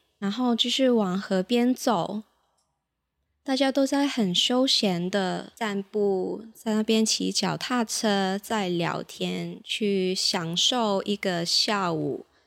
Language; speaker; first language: Chinese; non-native, local second language; Cantonese